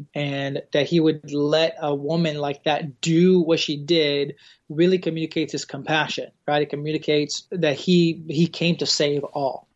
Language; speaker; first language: English; non-native, fluent; Portuguese